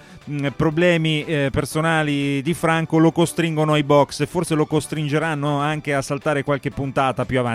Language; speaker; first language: Italian; native; Italian